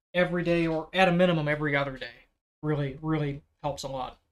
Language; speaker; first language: English; native; English